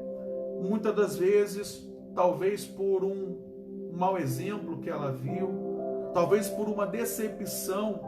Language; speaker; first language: Portuguese; native; Portuguese